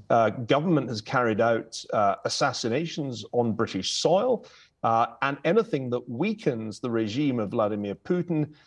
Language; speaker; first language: English; native; English